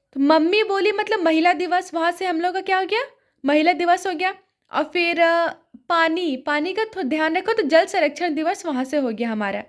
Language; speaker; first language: Hindi; native; Hindi